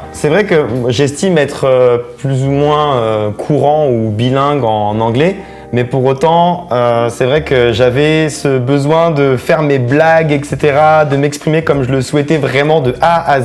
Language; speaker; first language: French; native; French